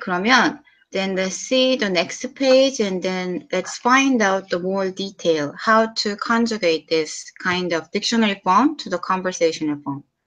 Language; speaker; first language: English; non-native, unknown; Korean